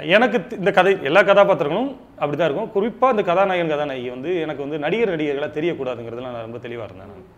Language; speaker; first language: Tamil; native; Tamil